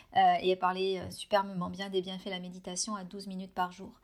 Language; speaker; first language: French; native; French